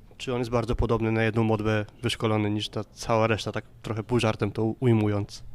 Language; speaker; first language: Polish; native; Polish